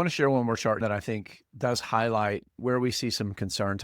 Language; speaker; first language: English; native; English